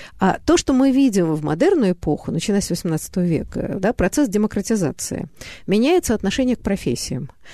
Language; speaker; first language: Russian; native; Russian